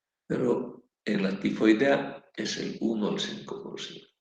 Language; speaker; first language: Spanish; native; Spanish